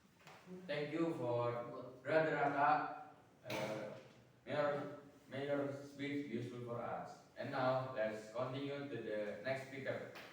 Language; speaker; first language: English; non-native, learner; Indonesian